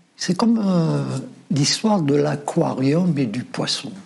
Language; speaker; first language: French; non-native, local second language; Arabic